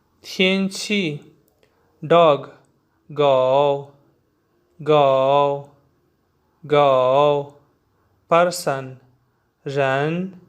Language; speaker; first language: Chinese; non-native, learner; Urdu